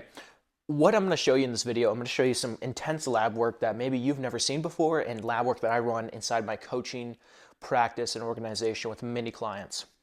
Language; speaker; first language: English; native; English